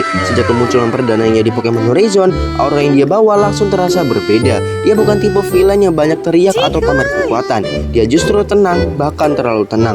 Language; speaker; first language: Indonesian; native; Indonesian